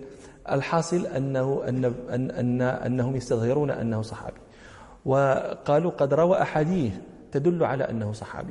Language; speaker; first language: Arabic; native; Arabic